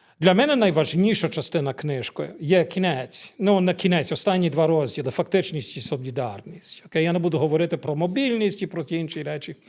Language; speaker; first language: Ukrainian; early bilingual, heritage; Ukrainian